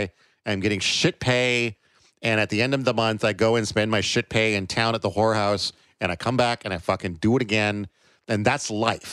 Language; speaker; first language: English; native; English